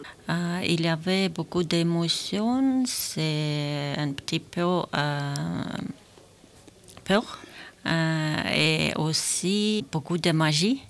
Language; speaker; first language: French; non-native, learner; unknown